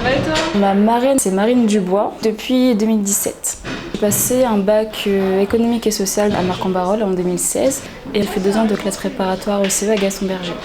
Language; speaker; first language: French; native; French